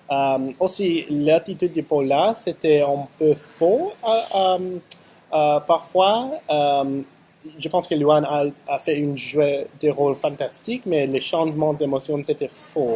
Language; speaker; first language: French; non-native, learner; English